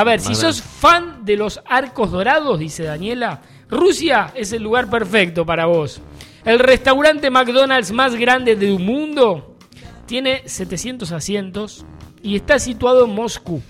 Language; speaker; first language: Spanish; native; Spanish